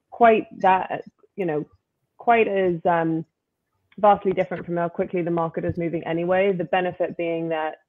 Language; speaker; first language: English; native; English